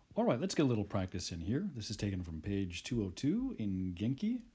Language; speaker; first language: English; native; English